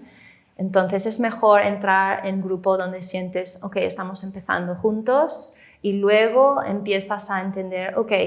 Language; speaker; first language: Spanish; non-native, fluent; English